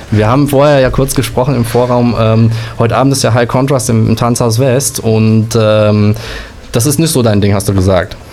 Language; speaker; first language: German; native; German